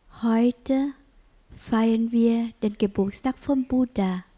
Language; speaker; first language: German; non-native, learner; Vietnamese